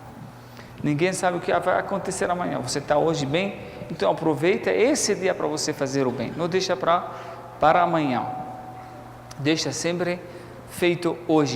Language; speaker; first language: Portuguese; non-native, fluent; Arabic